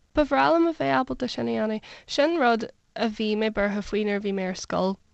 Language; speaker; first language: Irish; non-native, local second language; English